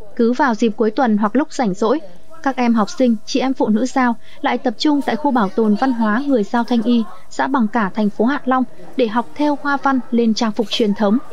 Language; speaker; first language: Vietnamese; native; Vietnamese